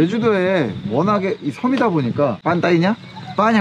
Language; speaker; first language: Korean; native; Korean